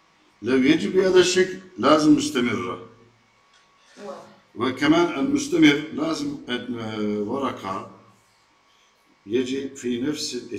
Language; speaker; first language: Arabic; non-native, fluent; Turkish